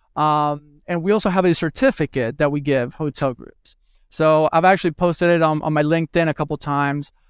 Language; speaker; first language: English; early bilingual, other home language; Spanish